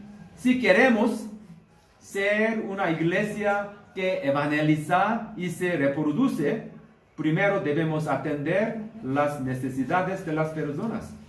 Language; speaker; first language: Spanish; non-native, learner; Korean